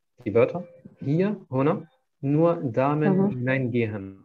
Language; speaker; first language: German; non-native, fluent; Arabic